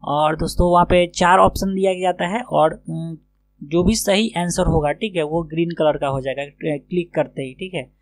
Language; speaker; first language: Hindi; native; Hindi